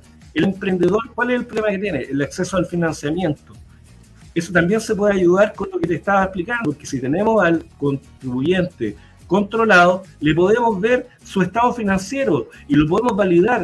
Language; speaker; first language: Spanish; native; Spanish